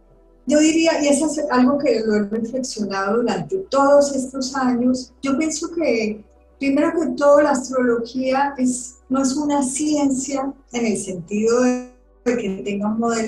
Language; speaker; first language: Spanish; native; Spanish